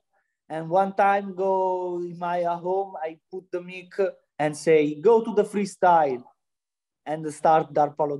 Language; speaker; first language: English; non-native, learner; Italian